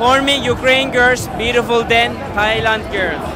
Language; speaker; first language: English; non-native, learner; Turkish